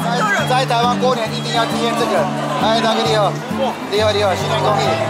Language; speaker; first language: Chinese; non-native, fluent; Turkish